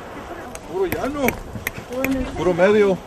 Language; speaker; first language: Spanish; native; Spanish